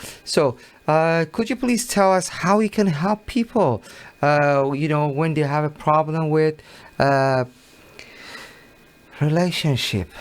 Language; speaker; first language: English; non-native, learner; Persian